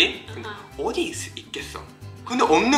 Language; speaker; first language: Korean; non-native, fluent; Japanese